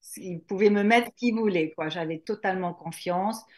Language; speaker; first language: French; native; French